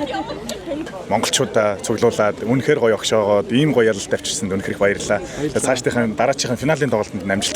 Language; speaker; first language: Mongolian; native; Mongolian